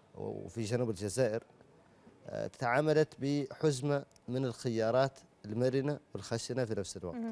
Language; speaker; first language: Arabic; native; Arabic